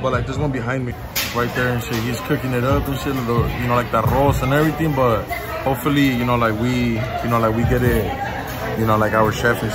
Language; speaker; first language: English; early bilingual, other home language; Spanish